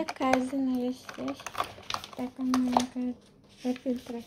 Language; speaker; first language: Turkish; non-native, learner; Azerbaijani